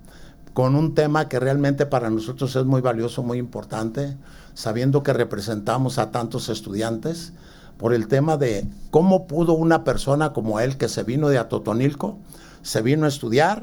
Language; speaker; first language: Spanish; native; Spanish